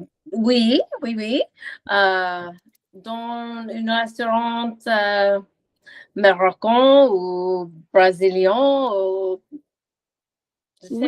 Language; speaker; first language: French; non-native, learner; English